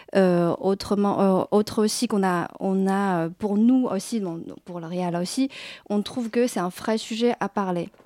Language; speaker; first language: French; non-native, fluent; Chinese